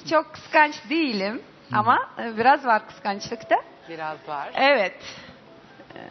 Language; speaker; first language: Turkish; non-native, learner; Uzbek